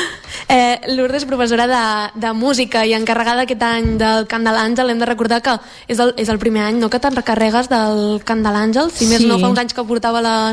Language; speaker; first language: Catalan; native; Catalan